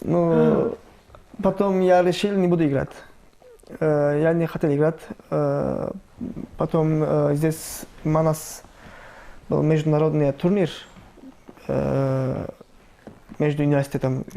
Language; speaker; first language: Russian; non-native, learner; Turkish